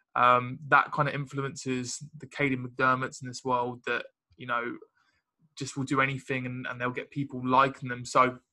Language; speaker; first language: English; native; English